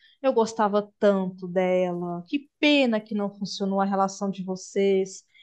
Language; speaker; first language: Portuguese; native; Portuguese